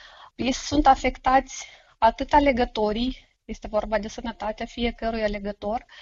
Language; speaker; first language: Romanian; native; Romanian